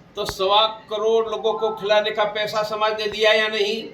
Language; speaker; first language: Hindi; non-native, local second language; Gujarati